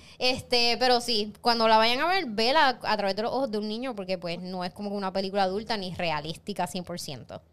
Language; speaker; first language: Spanish; native; Spanish